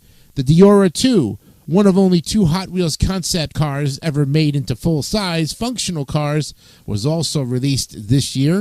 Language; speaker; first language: English; native; English